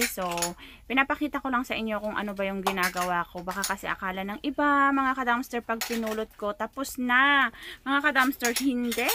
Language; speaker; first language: Filipino; non-native, local second language; Iloko